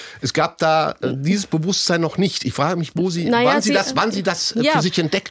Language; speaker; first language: German; native; German